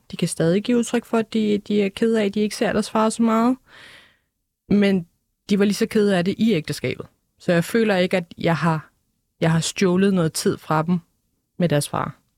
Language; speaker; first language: Danish; early bilingual, other home language; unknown